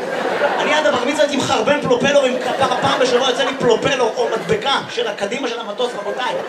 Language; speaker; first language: Hebrew; native; Hebrew